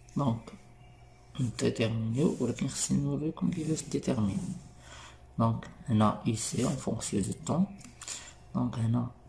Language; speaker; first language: French; non-native, local second language; Arabic